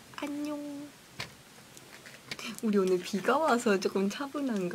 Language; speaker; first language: Korean; native; Korean